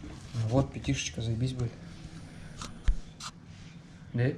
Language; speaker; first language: Russian; native; Russian